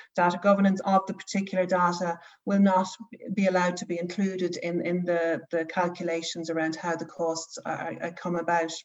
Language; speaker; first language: English; native; English